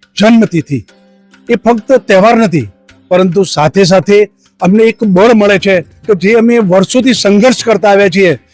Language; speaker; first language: Gujarati; non-native, local second language; Sindhi